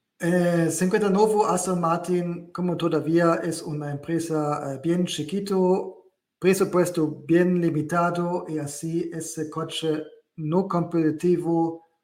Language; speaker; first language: Spanish; non-native, learner; German